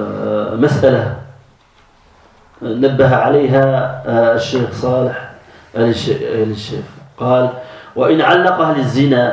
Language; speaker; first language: Arabic; non-native, fluent; French